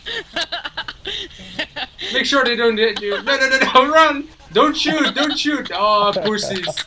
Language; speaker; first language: English; non-native, fluent; Dutch